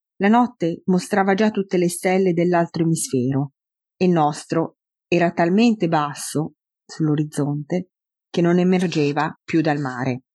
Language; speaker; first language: Italian; native; Italian